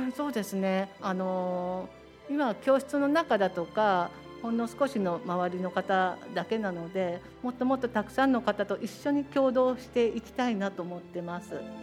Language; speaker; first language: Japanese; native; Japanese